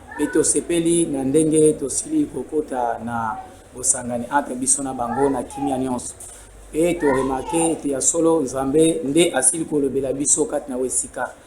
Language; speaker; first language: Lingala; non-native, local second language; Kongo